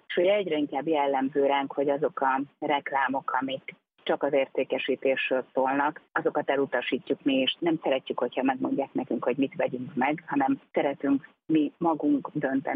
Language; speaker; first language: Hungarian; native; Hungarian